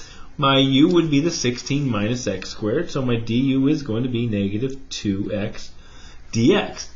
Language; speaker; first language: English; native; English